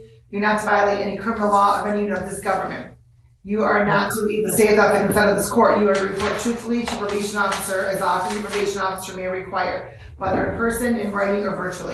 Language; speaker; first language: English; native; English